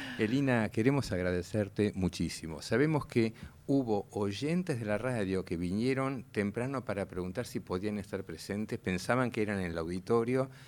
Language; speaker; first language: Spanish; native; Spanish